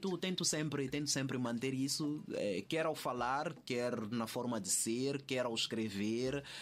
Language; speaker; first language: Portuguese; native; Portuguese